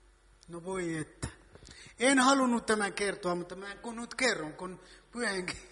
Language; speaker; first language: Finnish; non-native, fluent; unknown